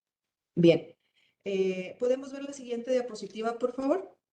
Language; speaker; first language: Spanish; native; Spanish